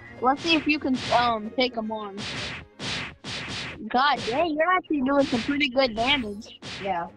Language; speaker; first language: English; native; English